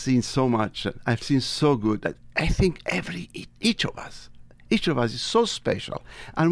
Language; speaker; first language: English; non-native, fluent; Italian